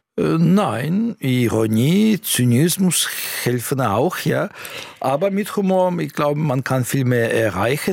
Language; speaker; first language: German; non-native, fluent; Russian